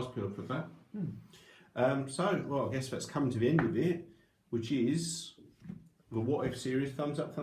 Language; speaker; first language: English; native; English